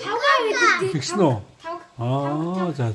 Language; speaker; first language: Mongolian; native; Mongolian